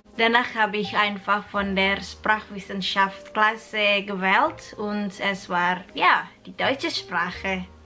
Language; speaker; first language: German; non-native, fluent; Indonesian